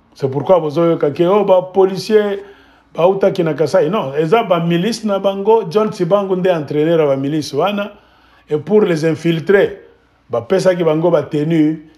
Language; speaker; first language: French; non-native, local second language; Swahili